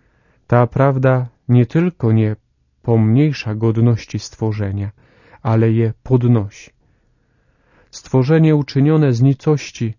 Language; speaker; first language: Polish; native; Polish